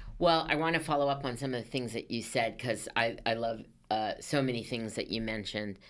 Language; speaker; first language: English; native; English